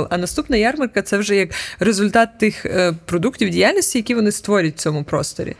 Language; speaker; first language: Ukrainian; native; Ukrainian